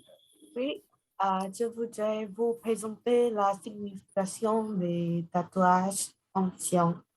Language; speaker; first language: French; non-native, learner; Vietnamese